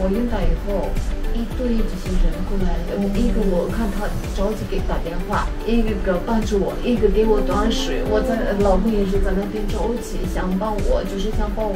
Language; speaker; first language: Chinese; non-native, fluent; Armenian